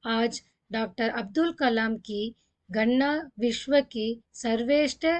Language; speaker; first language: Hindi; non-native, local second language; Tamil